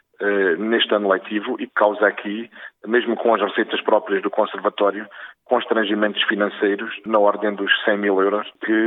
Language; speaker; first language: Portuguese; native; Portuguese